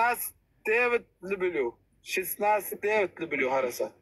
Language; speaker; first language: Russian; non-native, learner; Turkmen